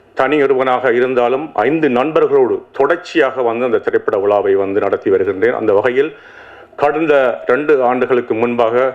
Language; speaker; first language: Tamil; native; Tamil